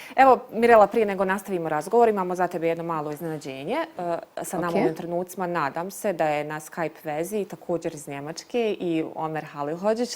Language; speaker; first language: Bosnian; native; Bosnian